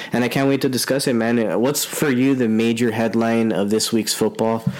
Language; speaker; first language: English; early bilingual, other home language; Spanish